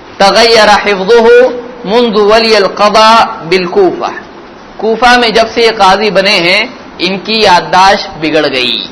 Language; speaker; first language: Urdu; native; Urdu